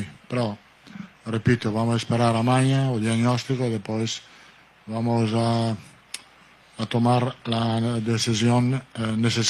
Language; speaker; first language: Portuguese; non-native, learner; Italian